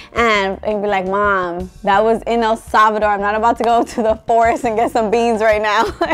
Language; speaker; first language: English; early bilingual, other home language; Spanish